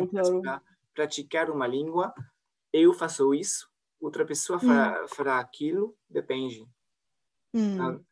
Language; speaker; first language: Portuguese; non-native, fluent; French